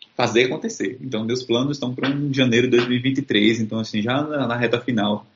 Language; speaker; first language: Portuguese; native; Portuguese